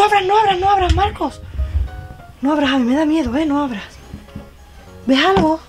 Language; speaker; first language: Spanish; native; Spanish